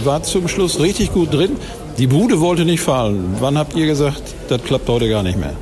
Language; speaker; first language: German; native; German